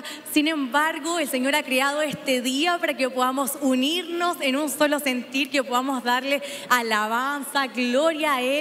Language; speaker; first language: Spanish; native; Spanish